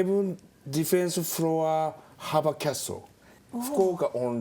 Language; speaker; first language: English; non-native, learner; Japanese